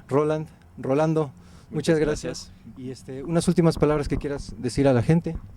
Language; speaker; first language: Spanish; native; Spanish